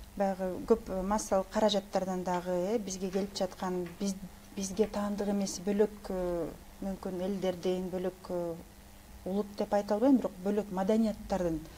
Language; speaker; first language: Kyrgyz; non-native, local second language; Russian